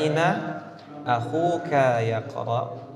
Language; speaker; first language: Arabic; non-native, fluent; Indonesian